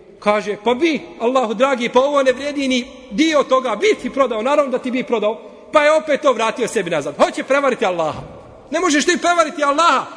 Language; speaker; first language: Bosnian; native; Bosnian